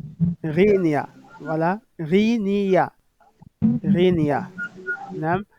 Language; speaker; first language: Arabic; non-native, fluent; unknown